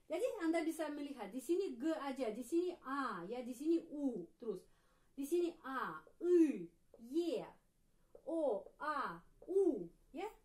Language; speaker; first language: Indonesian; non-native, fluent; Russian